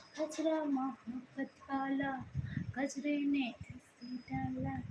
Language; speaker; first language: Hindi; non-native, local second language; Bangla